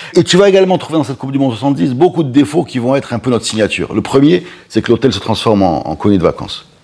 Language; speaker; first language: French; non-native, local second language; Arabic